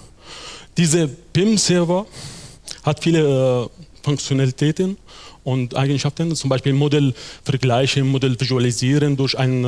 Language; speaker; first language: German; non-native, fluent; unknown